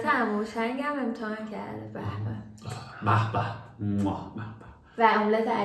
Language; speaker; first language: Persian; native; Persian